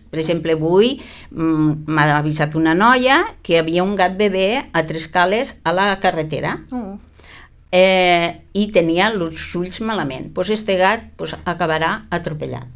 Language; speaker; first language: Catalan; native; Catalan